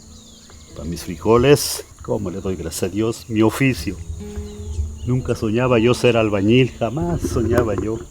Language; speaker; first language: Spanish; native; Spanish